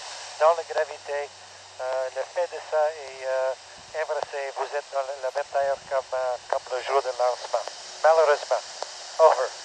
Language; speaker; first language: French; non-native, local second language; English